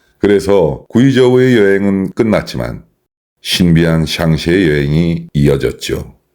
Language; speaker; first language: Korean; non-native, fluent; Chinese